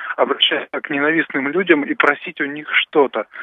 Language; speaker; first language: Russian; native; Russian